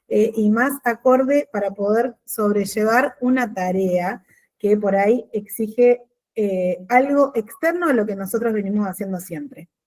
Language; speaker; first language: Spanish; native; Spanish